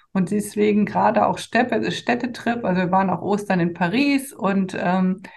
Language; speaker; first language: German; native; German